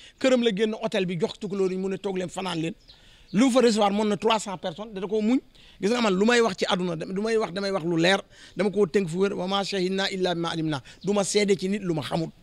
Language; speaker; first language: Wolof; non-native, local second language; Fula